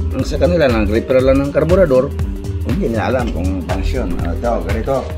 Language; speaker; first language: Filipino; non-native, local second language; Cebuano